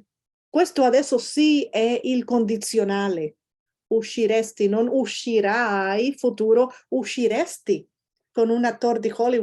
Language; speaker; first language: Italian; non-native, fluent; Spanish